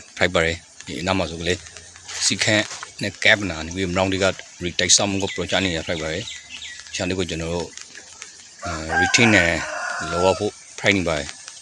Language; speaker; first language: Burmese; native; Burmese